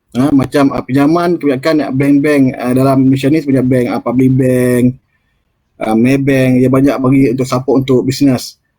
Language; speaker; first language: Malay; native; Malay